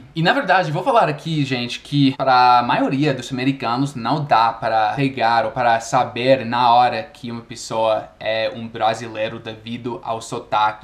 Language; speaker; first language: Portuguese; non-native, fluent; English